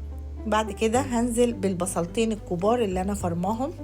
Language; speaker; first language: Arabic; native; Arabic